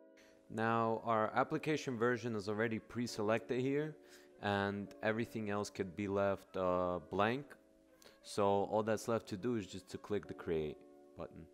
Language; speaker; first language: English; native; English